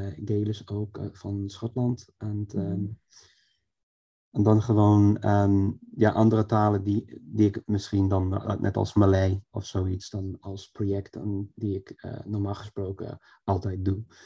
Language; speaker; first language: Dutch; non-native, fluent; English